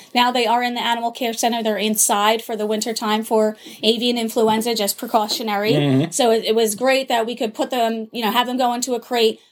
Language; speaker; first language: English; native; English